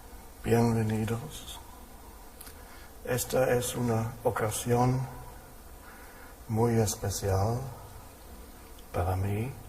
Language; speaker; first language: Spanish; non-native, fluent; German